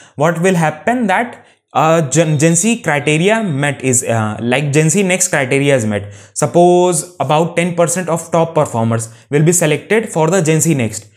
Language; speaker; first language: English; non-native, local second language; Hindi